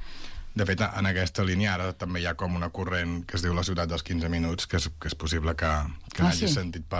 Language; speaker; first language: Catalan; native; Catalan